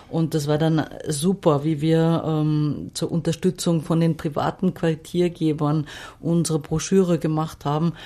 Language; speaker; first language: German; non-native, fluent; Arabic